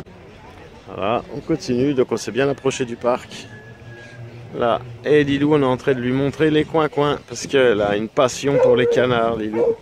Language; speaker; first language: French; native; French